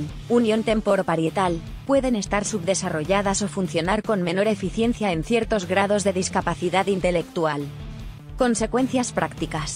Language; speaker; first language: Spanish; native; Spanish